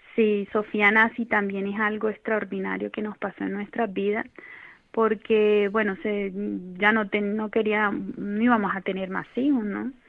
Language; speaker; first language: Spanish; native; Spanish